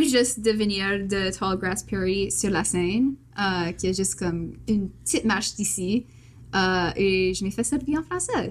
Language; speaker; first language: French; native; French